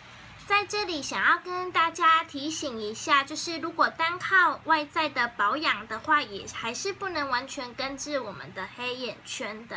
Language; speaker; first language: Chinese; native; Chinese